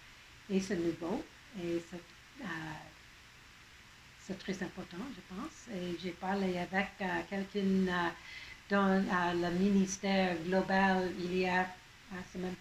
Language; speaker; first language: French; non-native, local second language; English